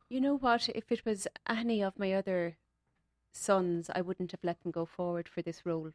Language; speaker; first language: English; native; English